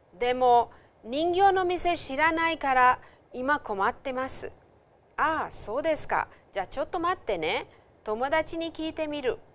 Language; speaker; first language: Japanese; non-native, fluent; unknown